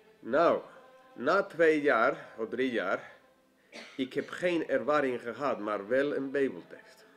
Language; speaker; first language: Dutch; non-native, fluent; English